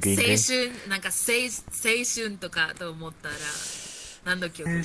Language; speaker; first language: Japanese; non-native, learner; Spanish